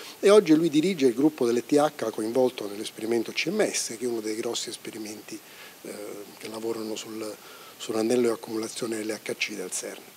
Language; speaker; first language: Italian; native; Italian